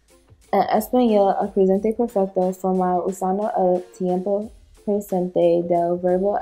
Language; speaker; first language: Spanish; non-native, learner; English